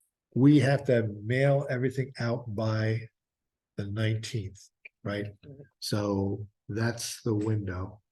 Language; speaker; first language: English; native; English